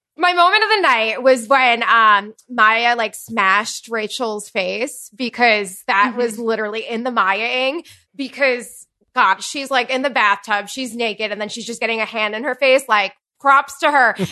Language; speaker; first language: English; native; English